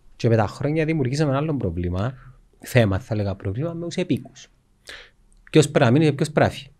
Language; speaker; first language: Greek; native; Greek